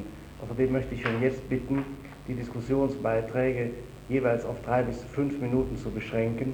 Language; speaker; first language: German; native; German